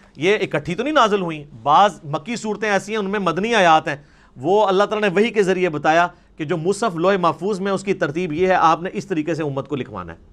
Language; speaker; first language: Urdu; non-native, local second language; Punjabi